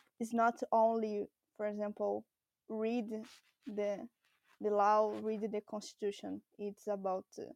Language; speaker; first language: English; non-native, learner; Portuguese